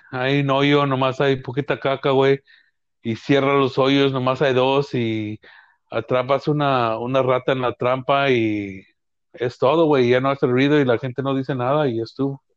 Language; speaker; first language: Spanish; early bilingual, heritage; Spanish